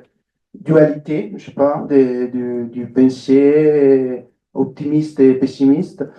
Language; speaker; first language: French; non-native, fluent; Italian